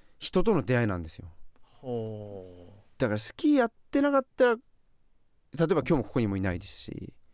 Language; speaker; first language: Japanese; native; Japanese